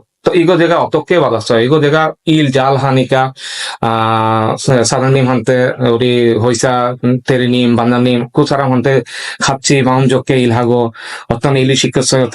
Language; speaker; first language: Korean; non-native, learner; Bangla